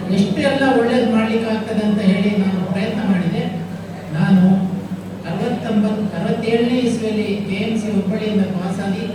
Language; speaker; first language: Kannada; native; Kannada